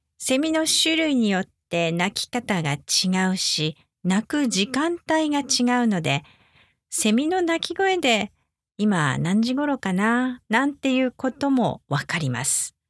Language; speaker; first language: Japanese; native; Japanese